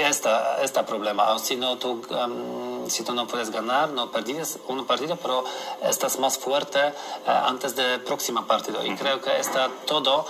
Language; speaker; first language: Spanish; non-native, learner; Polish